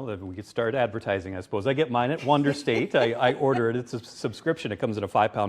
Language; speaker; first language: English; native; English